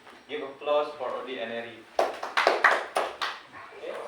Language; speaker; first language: English; non-native, learner; Indonesian